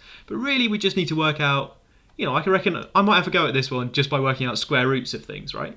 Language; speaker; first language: English; native; English